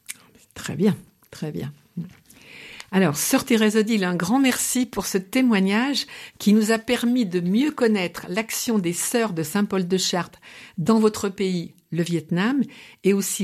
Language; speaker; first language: French; native; French